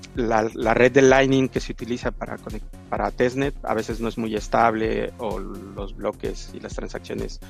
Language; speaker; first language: Spanish; native; Spanish